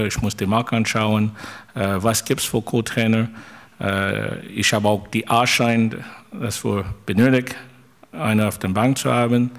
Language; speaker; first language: German; non-native, fluent; French